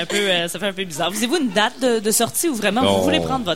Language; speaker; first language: French; native; French